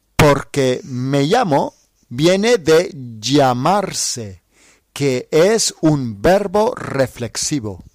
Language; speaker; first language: Spanish; non-native, fluent; English